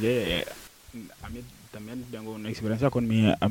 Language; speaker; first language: Spanish; non-native, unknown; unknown